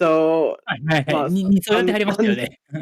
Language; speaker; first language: Japanese; native; Japanese